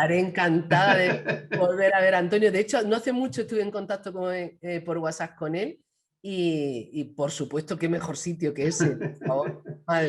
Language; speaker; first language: Spanish; native; Spanish